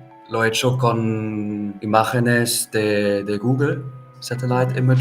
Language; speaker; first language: Spanish; non-native, fluent; German